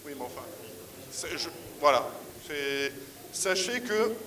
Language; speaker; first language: French; native; French